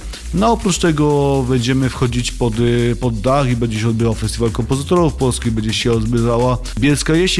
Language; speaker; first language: Polish; native; Polish